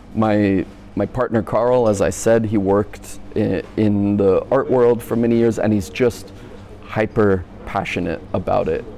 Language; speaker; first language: English; native; English